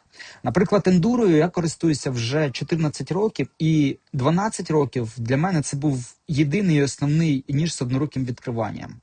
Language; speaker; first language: Ukrainian; native; Ukrainian